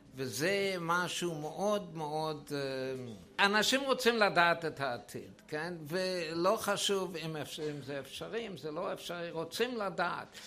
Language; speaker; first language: Hebrew; non-native, fluent; German